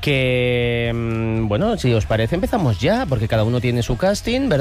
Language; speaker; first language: Spanish; native; Spanish